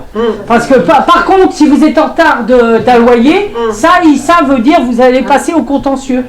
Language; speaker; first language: French; native; French